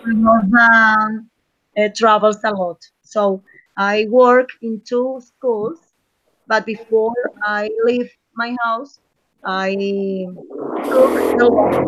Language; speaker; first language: English; non-native, learner; Spanish